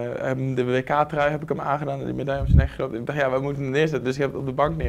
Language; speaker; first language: Dutch; native; Dutch